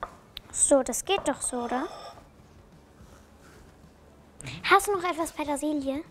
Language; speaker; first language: German; native; German